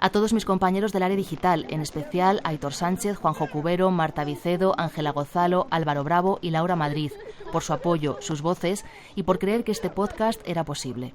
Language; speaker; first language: Spanish; native; Spanish